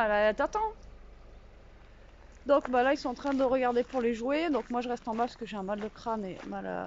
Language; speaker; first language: French; native; French